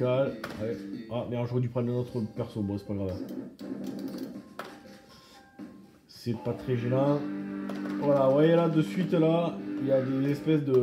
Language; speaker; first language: French; native; French